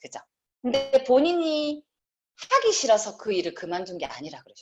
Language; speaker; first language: Korean; native; Korean